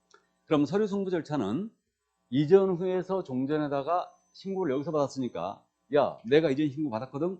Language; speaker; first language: Korean; native; Korean